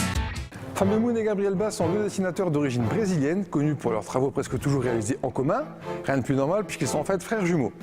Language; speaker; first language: French; native; French